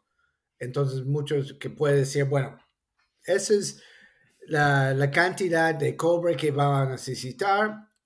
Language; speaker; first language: Spanish; non-native, fluent; English